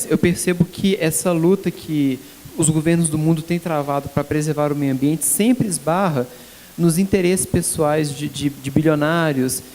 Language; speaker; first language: Portuguese; native; Portuguese